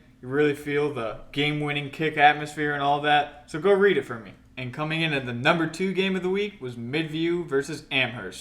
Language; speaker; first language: English; native; English